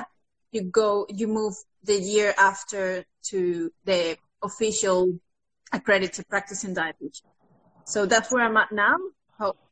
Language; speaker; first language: English; non-native, fluent; Spanish